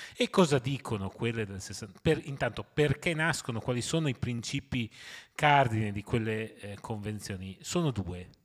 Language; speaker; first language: Italian; native; Italian